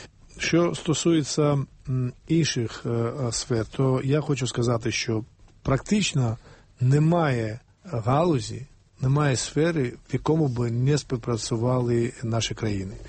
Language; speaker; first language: Ukrainian; non-native, fluent; Georgian